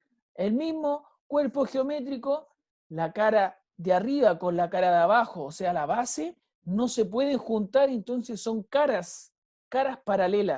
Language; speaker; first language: Spanish; native; Spanish